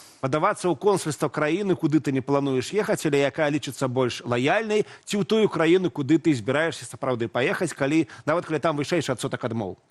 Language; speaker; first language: Belarusian; non-native, local second language; Russian